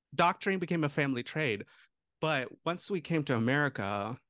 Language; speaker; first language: English; early bilingual, other home language; Tamil